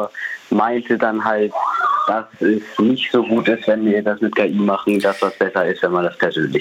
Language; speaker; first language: German; native; German